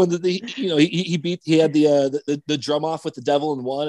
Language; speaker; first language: English; native; English